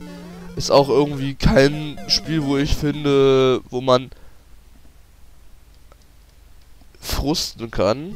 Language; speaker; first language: German; native; German